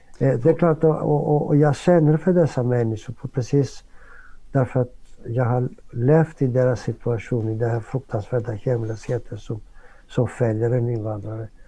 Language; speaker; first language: Swedish; non-native, fluent; Greek